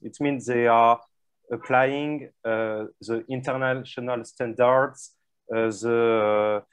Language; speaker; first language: English; non-native, fluent; French